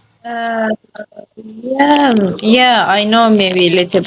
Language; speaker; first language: English; non-native, learner; Tajik